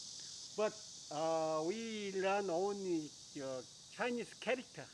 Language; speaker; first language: English; non-native, learner; Korean